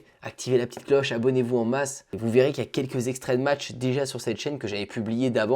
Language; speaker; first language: French; native; French